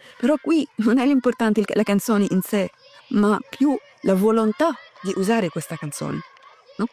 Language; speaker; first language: Italian; non-native, fluent; Arabic